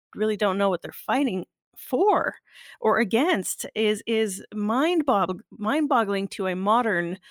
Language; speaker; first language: English; native; English